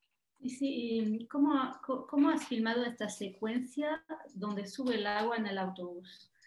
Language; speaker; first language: Spanish; non-native, fluent; French